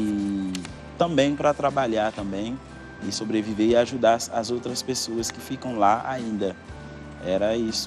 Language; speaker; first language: Portuguese; non-native, fluent; Haitian Creole